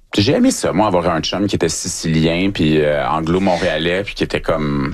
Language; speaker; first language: French; native; French